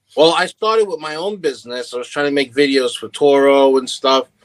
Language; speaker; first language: English; early bilingual, other home language; Italian